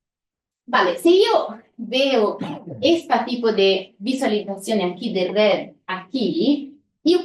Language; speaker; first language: Spanish; non-native, fluent; Italian